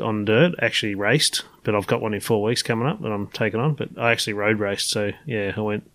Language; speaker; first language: English; native; English